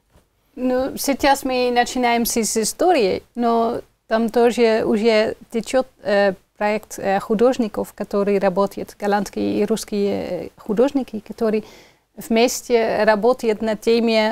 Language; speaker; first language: Russian; non-native, fluent; Dutch